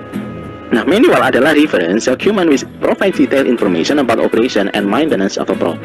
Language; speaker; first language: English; non-native, learner; Indonesian